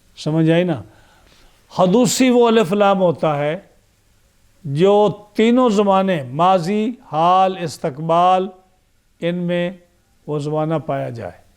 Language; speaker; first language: Urdu; non-native, local second language; Punjabi